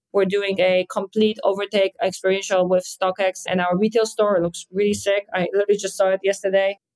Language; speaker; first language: English; non-native, fluent; Polish